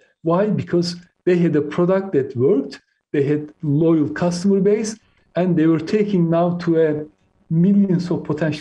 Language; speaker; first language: English; non-native, fluent; Turkish